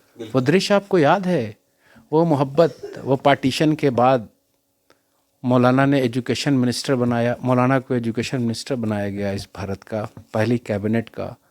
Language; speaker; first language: Hindi; native; Hindi